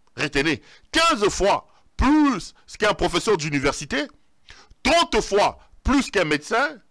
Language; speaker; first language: French; non-native, local second language; Lingala